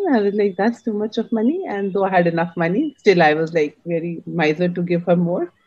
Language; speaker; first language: English; non-native, local second language; Hindi